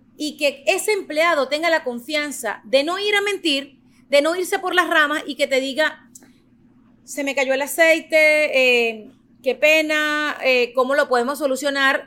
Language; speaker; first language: Spanish; native; Spanish